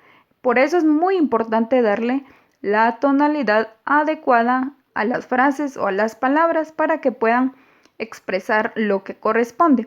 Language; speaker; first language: Spanish; native; Spanish